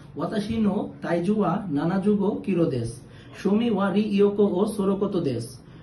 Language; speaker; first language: Japanese; non-native, learner; Bangla